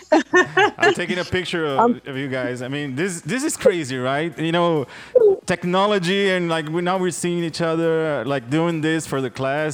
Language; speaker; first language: English; non-native, fluent; Portuguese